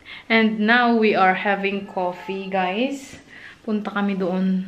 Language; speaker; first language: English; non-native, local second language; Filipino